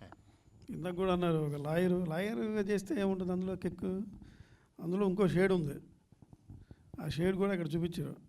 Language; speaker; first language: Telugu; native; Telugu